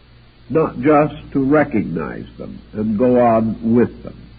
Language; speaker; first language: English; native; English